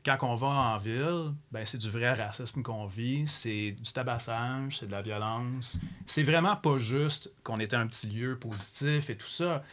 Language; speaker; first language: French; native; French